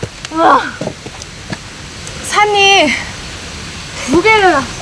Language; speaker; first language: Korean; non-native, fluent; Chinese